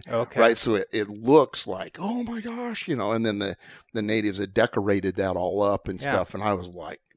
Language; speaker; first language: English; native; English